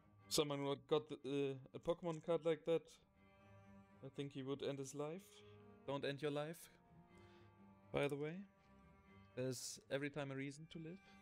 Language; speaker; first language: English; non-native, fluent; German